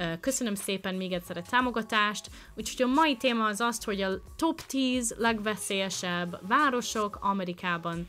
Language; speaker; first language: Hungarian; non-native, fluent; English